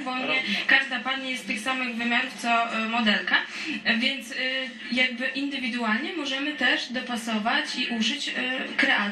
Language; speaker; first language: Polish; native; Polish